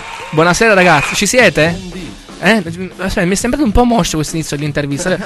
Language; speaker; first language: Italian; native; Italian